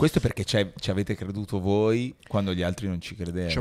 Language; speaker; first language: Italian; native; Italian